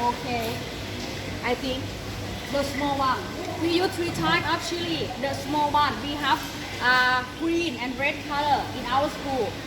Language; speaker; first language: English; non-native, learner; Thai